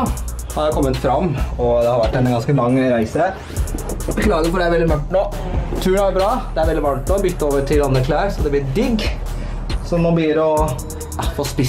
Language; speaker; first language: Norwegian; native; Norwegian